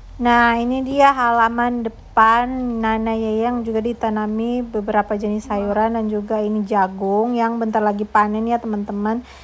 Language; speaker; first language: Indonesian; native; Indonesian